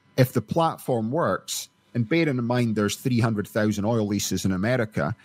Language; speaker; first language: English; native; English